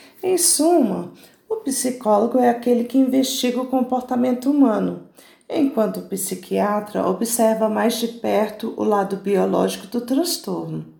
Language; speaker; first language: Portuguese; native; Portuguese